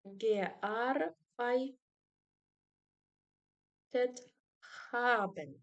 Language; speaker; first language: German; non-native, fluent; Ukrainian